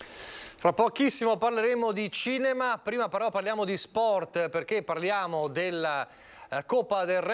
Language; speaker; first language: Italian; native; Italian